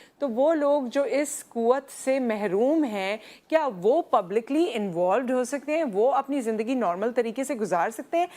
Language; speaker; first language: Urdu; native; Urdu